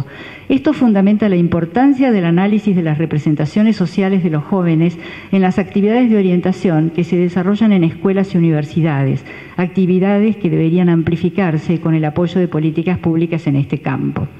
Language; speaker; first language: Spanish; native; Spanish